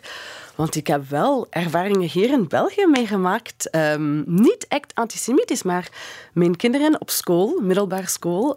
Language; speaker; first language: Dutch; non-native, fluent; English